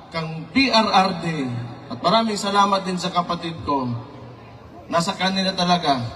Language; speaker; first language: Filipino; non-native, local second language; Cebuano